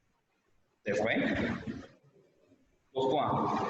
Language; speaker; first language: French; non-native, learner; Spanish